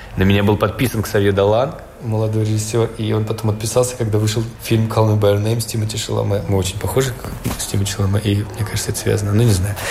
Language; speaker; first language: Russian; native; Russian